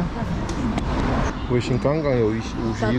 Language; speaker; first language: Chinese; non-native, learner; English